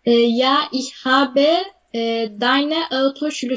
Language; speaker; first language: German; non-native, learner; Turkish